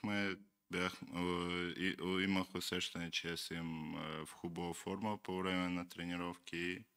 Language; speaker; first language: Bulgarian; non-native, learner; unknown